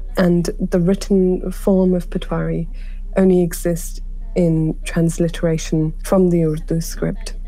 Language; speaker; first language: English; early bilingual, other home language; Pahari-Potwari